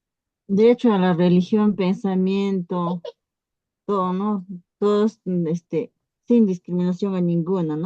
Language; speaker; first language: Spanish; non-native, local second language; Quechua